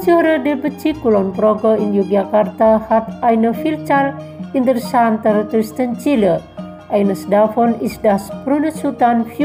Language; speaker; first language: German; non-native, fluent; Indonesian